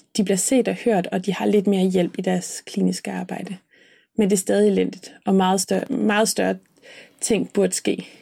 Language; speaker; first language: Danish; native; Danish